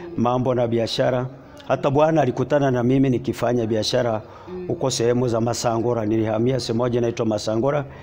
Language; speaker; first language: Swahili; non-native, local second language; Gusii